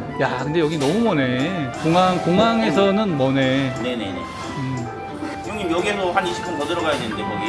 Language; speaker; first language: Korean; native; Korean